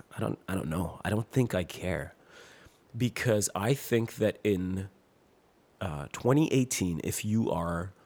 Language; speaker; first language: English; non-native, fluent; French